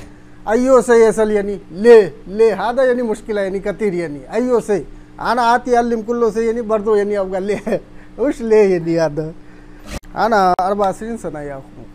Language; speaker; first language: Arabic; non-native, learner; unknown